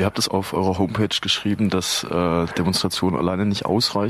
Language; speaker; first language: German; native; German